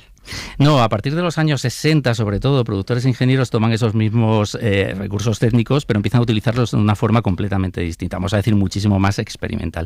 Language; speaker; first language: Spanish; native; Spanish